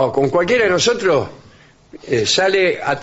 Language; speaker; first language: Spanish; native; Spanish